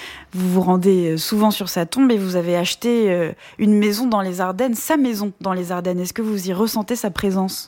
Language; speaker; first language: French; native; French